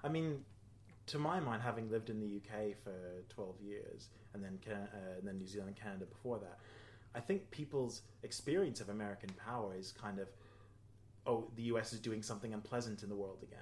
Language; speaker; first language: English; native; English